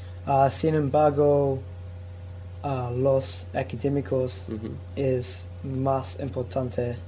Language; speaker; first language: Spanish; non-native, learner; English